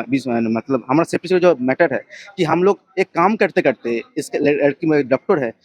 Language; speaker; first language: Hindi; non-native, local second language; Bangla